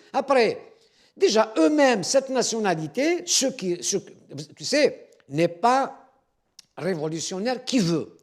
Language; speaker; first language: French; non-native, local second language; Kabyle